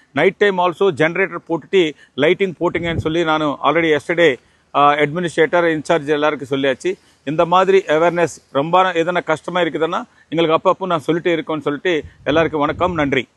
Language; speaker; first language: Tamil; non-native, local second language; Telugu